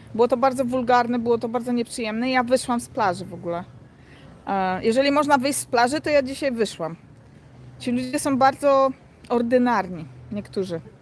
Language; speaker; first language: Polish; native; Polish